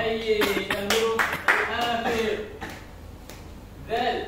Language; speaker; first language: Arabic; non-native, learner; Malay